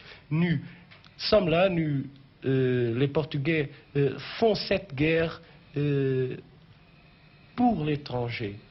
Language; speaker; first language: French; non-native, fluent; Portuguese